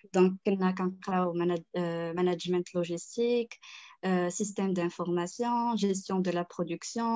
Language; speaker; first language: French; non-native, local second language; Arabic